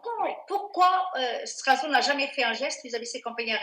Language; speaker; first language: French; non-native, fluent; Portuguese